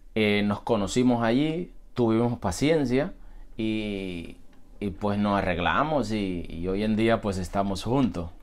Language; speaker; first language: Spanish; native; Spanish